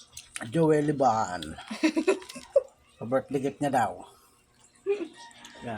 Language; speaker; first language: Filipino; native; Filipino